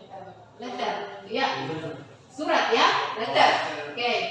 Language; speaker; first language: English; non-native, learner; Indonesian